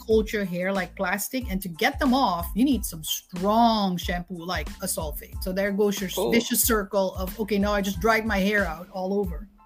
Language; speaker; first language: English; non-native, fluent; Dutch